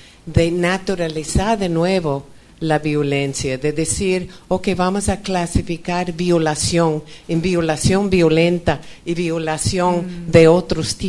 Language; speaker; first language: Spanish; non-native, fluent; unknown